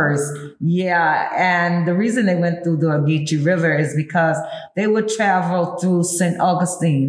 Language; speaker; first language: English; early bilingual, other home language; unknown